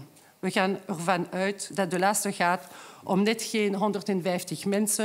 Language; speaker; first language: Dutch; non-native, local second language; French